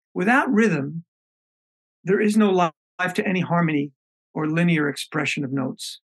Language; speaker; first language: English; native; English